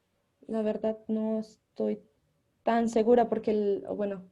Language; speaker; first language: Spanish; native; Spanish